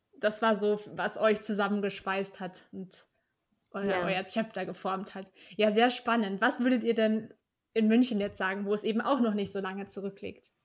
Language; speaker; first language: German; native; German